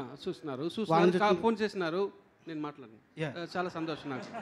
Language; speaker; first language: Telugu; non-native, learner; Tamil